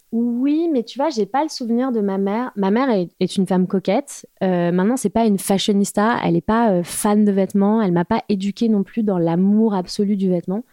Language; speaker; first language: French; native; French